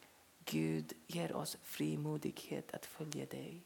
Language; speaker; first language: Swedish; non-native, fluent; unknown